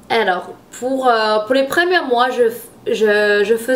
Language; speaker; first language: French; non-native, fluent; English